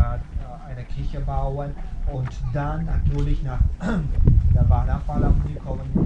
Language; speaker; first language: German; non-native, fluent; Armenian